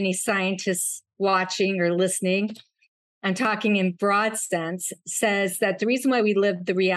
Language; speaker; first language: English; native; English